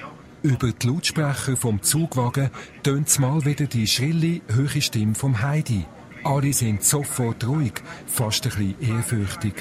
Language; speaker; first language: German; native; German